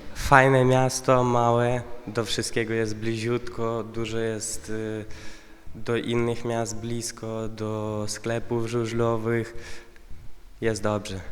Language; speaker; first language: Polish; non-native, fluent; Russian